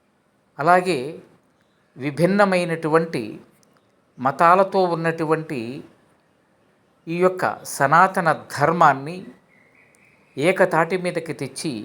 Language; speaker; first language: Telugu; native; Telugu